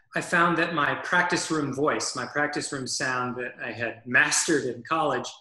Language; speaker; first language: English; native; English